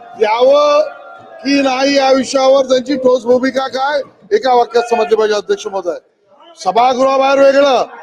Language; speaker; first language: Marathi; native; Marathi